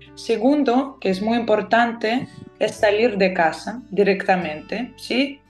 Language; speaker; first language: Spanish; non-native, fluent; Russian